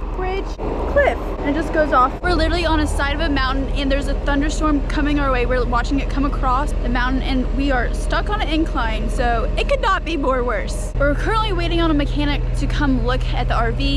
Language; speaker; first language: English; native; English